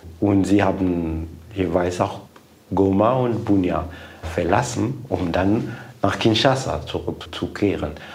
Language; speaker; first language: German; non-native, fluent; Lingala